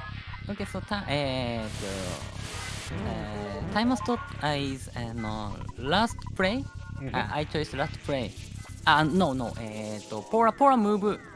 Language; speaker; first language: English; non-native, learner; Japanese